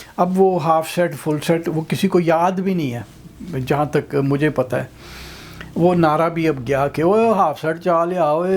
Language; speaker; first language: Urdu; non-native, local second language; Punjabi